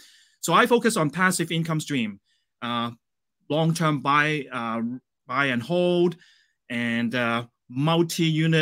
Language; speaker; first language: English; non-native, local second language; Cantonese